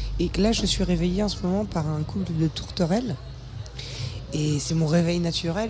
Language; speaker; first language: French; native; French